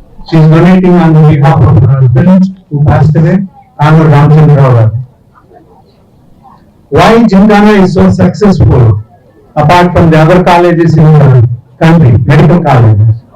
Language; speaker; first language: English; non-native, local second language; Telugu